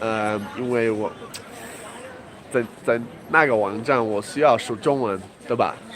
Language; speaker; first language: Chinese; non-native, learner; English